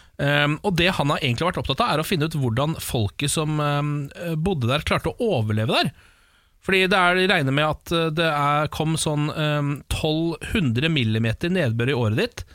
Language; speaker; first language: Norwegian; native; Norwegian